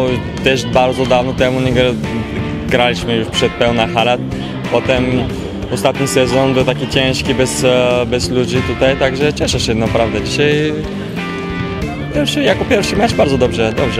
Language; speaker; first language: Polish; non-native, fluent; Bulgarian